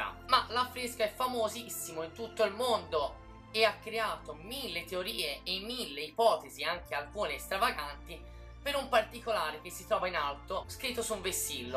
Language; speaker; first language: Italian; native; Italian